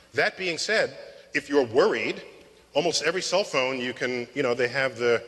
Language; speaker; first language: English; native; English